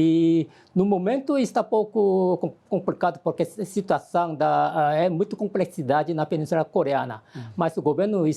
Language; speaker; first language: Portuguese; non-native, fluent; Korean